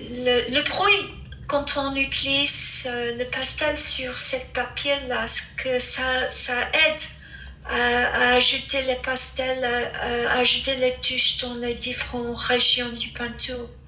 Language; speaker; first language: French; non-native, fluent; English